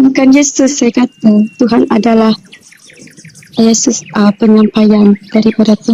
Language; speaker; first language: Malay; non-native, local second language; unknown